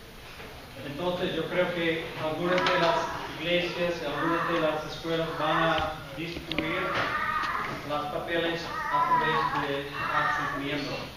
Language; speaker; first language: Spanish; non-native, fluent; English